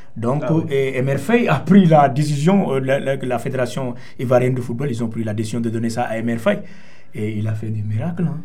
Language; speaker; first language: French; non-native, local second language; Wolof